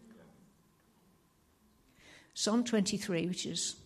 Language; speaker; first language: English; native; English